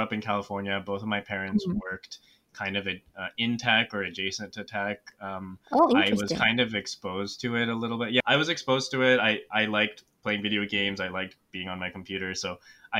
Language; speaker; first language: English; native; English